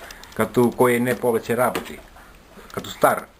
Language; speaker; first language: Bulgarian; non-native, learner; Finnish